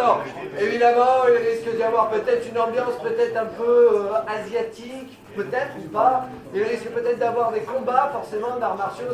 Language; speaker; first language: French; native; French